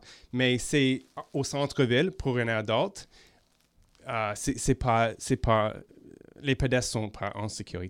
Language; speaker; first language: French; non-native, local second language; English